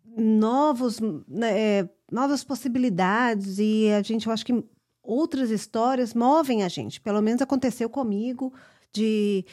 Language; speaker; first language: Portuguese; early bilingual, heritage; English